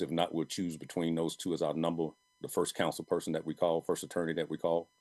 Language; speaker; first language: English; native; English